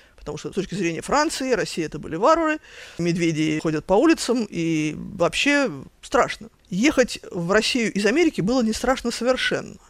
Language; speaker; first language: Russian; native; Russian